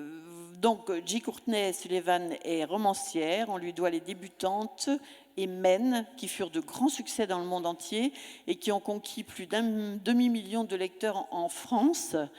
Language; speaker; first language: French; native; French